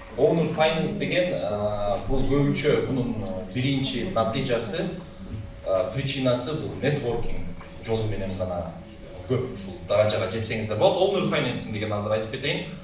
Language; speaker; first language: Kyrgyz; native; Kyrgyz